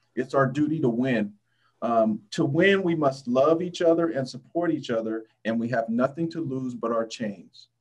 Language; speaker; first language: English; native; English